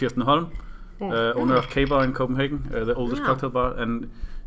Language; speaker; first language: English; non-native, fluent; Danish